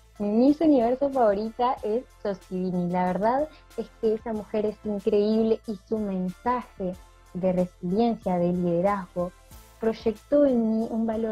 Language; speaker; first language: Spanish; native; Spanish